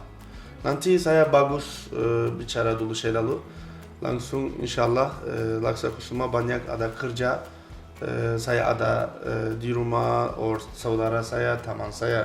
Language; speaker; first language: Indonesian; non-native, learner; Turkish